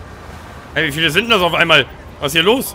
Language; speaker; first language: German; native; German